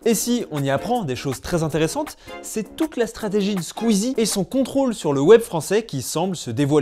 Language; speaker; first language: French; native; French